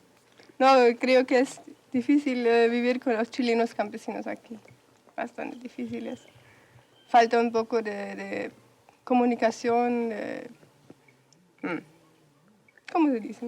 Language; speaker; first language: Spanish; non-native, fluent; German